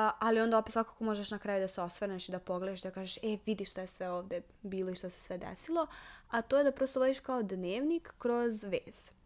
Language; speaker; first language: Serbian; native; Serbian